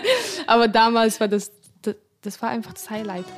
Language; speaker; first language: German; non-native, fluent; Arabic